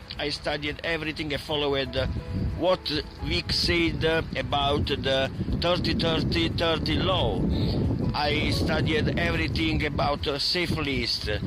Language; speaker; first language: English; non-native, learner; Italian